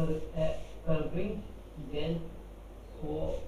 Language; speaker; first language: German; non-native, learner; Hindi